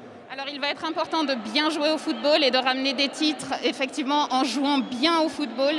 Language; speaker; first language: French; non-native, fluent; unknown